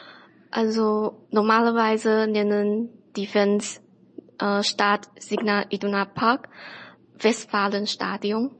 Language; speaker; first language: German; non-native, learner; Chinese